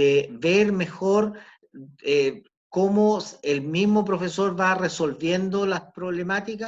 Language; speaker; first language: Spanish; native; Spanish